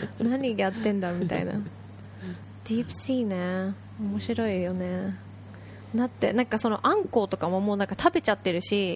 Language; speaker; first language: Japanese; native; Japanese